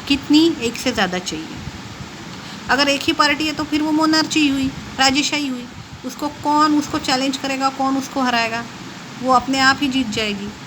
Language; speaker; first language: Hindi; non-native, local second language; Marathi